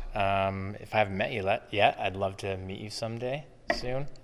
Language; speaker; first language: English; native; English